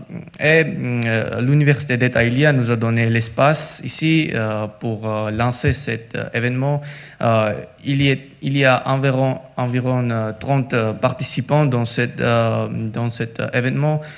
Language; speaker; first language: French; non-native, learner; Georgian